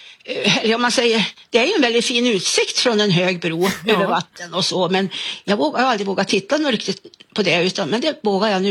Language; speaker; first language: Swedish; native; Swedish